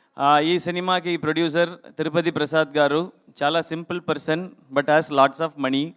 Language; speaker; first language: Telugu; non-native, learner; Tamil